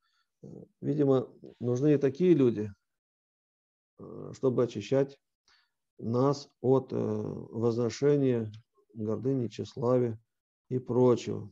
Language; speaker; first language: Russian; native; Russian